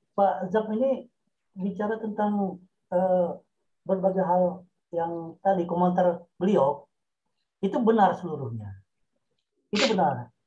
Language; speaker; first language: Indonesian; non-native, local second language; Minangkabau